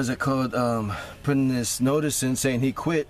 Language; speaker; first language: English; native; English